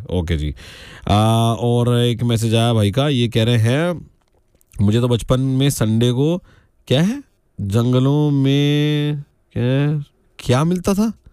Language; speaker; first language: Hindi; native; Hindi